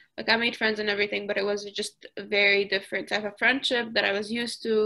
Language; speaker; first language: English; early bilingual, other home language; Arabic